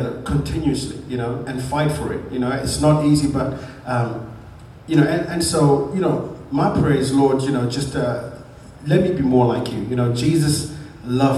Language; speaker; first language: English; non-native, local second language; Shona